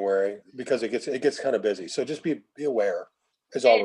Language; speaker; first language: English; native; English